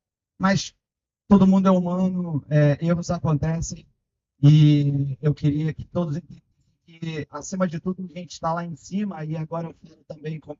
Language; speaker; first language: Portuguese; native; Portuguese